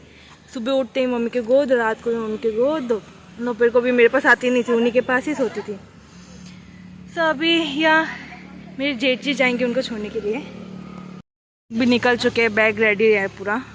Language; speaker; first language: Hindi; native; Hindi